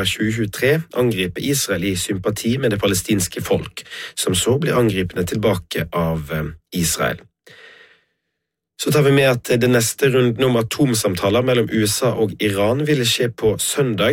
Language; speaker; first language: Norwegian; native; Norwegian